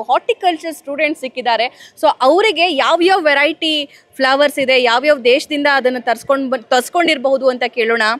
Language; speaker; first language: Kannada; native; Kannada